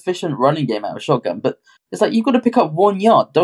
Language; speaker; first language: English; native; English